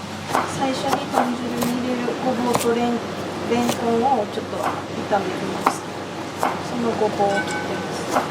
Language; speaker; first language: Japanese; native; Japanese